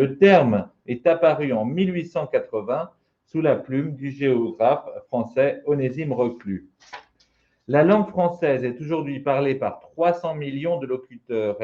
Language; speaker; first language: French; native; French